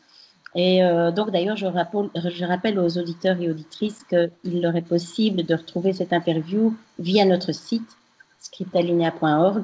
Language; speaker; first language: French; native; French